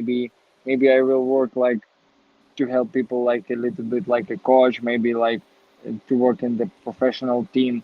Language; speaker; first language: English; non-native, learner; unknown